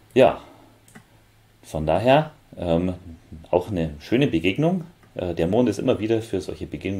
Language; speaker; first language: German; native; German